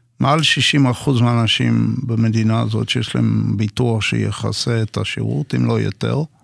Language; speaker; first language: Hebrew; non-native, fluent; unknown